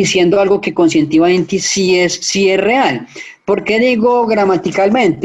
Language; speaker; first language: Spanish; native; Spanish